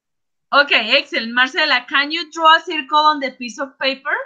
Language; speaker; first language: English; non-native, fluent; Spanish